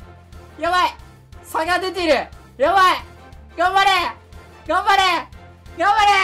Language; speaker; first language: Japanese; native; Japanese